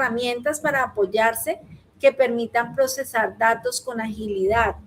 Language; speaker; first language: Spanish; native; Spanish